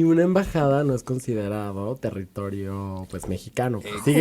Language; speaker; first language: Spanish; native; Spanish